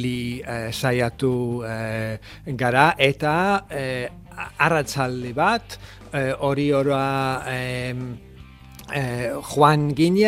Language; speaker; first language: Basque; non-native, learner; English